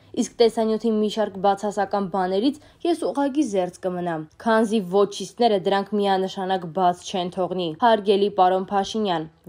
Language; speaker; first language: Armenian; native; Armenian